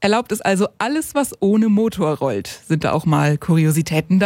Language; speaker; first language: German; native; German